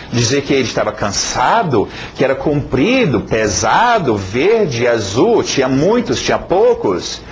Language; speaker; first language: Portuguese; non-native, fluent; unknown